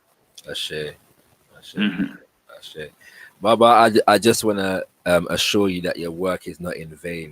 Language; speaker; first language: English; native; English